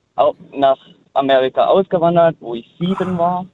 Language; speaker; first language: German; early bilingual, heritage; German